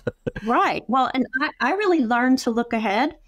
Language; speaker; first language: English; native; English